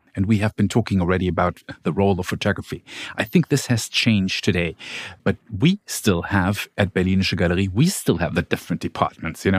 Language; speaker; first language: English; non-native, fluent; German